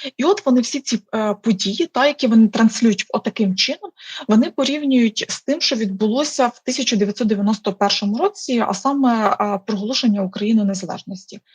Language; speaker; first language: Ukrainian; native; Ukrainian